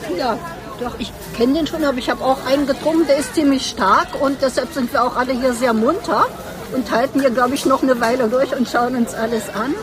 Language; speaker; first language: German; native; German